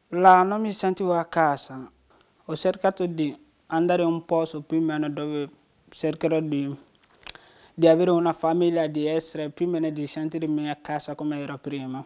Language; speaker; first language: Italian; non-native, learner; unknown